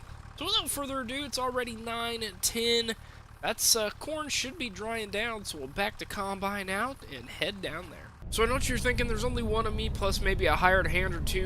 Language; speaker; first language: English; native; English